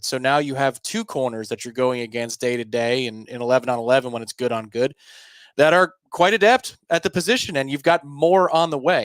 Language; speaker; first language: English; native; English